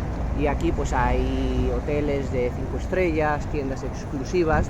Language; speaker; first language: Spanish; native; Spanish